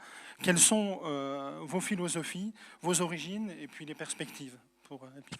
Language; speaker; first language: French; native; French